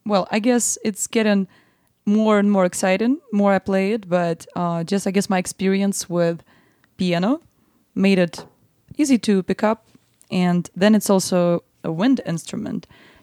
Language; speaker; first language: English; non-native, fluent; Russian